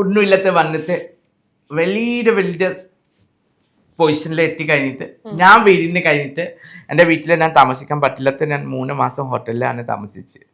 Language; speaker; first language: Malayalam; non-native, local second language; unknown